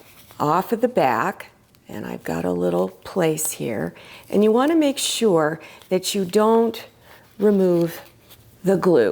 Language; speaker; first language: English; native; English